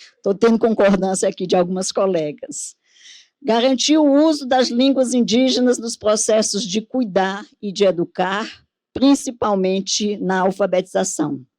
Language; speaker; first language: Portuguese; native; Portuguese